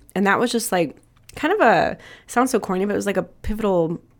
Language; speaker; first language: English; native; English